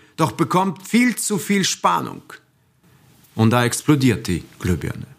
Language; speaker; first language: German; non-native, fluent; Russian